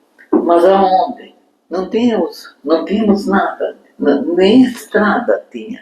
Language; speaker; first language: Portuguese; non-native, fluent; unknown